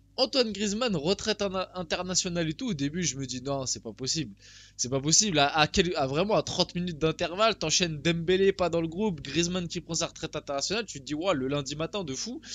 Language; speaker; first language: French; early bilingual, other home language; Portuguese